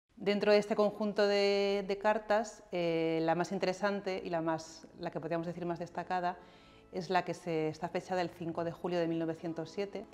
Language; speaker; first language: Spanish; native; Spanish